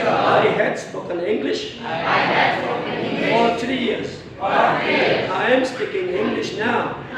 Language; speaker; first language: English; non-native, fluent; Indonesian